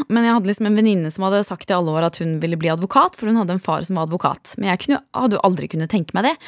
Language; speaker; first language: Norwegian; native; Norwegian